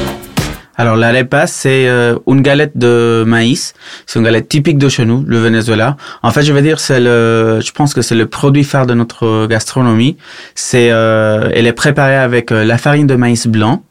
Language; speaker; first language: French; non-native, fluent; Spanish